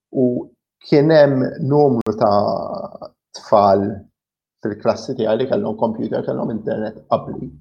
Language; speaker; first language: Maltese; early bilingual, heritage; Maltese